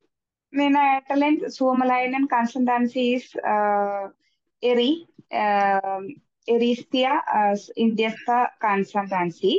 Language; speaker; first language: Finnish; non-native, learner; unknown